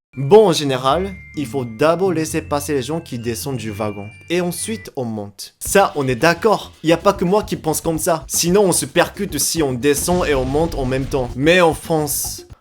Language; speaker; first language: French; non-native, fluent; Japanese